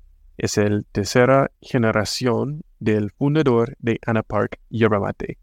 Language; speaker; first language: Spanish; non-native, fluent; English